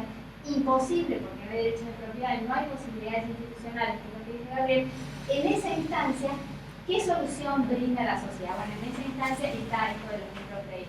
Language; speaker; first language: Spanish; native; Spanish